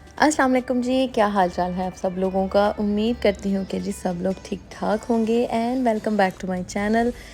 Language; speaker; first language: Urdu; native; Urdu